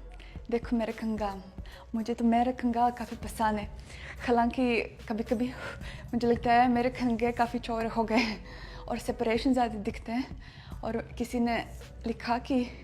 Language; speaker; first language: Hindi; non-native, fluent; Russian